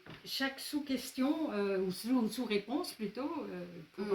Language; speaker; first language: French; native; French